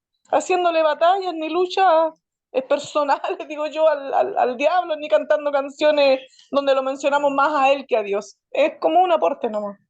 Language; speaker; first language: Spanish; native; Spanish